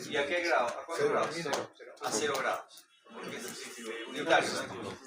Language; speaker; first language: Spanish; native; Spanish